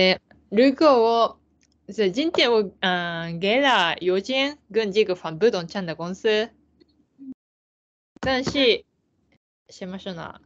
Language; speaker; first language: Chinese; non-native, learner; Japanese